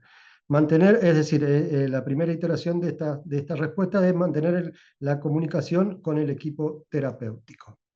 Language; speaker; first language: Spanish; native; Spanish